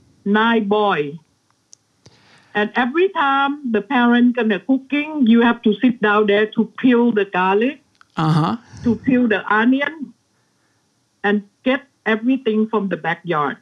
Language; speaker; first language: English; non-native, learner; Thai